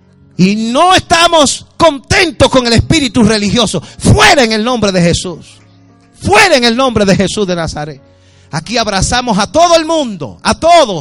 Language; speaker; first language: Spanish; native; Spanish